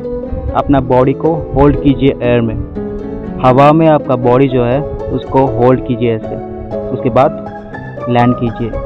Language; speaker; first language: Hindi; non-native, local second language; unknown